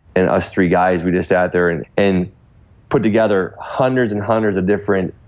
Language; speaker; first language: English; native; English